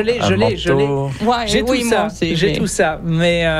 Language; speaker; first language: French; native; French